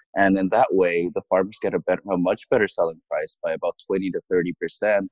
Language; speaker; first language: English; non-native, fluent; Indonesian